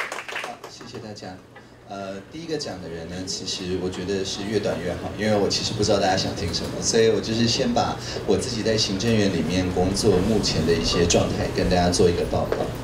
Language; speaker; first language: Chinese; native; Chinese